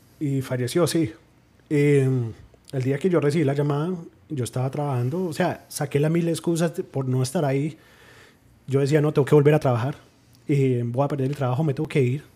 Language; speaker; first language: Spanish; early bilingual, heritage; Spanish